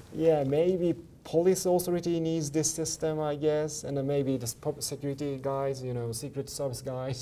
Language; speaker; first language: English; non-native, fluent; Japanese